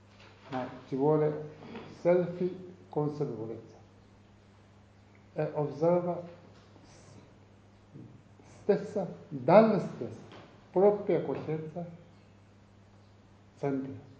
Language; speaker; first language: Italian; non-native, learner; Tibetan